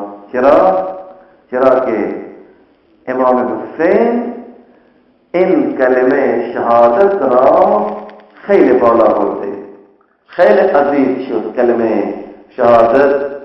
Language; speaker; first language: Persian; non-native, fluent; Urdu